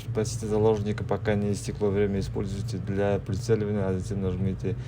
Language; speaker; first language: Russian; non-native, local second language; Kazakh